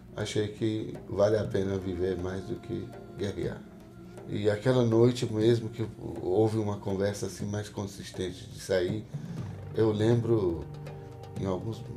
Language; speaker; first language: Portuguese; non-native, fluent; Persian